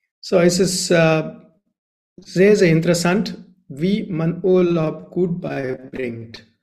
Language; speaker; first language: German; non-native, learner; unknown